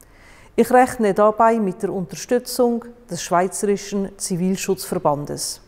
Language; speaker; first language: German; native; German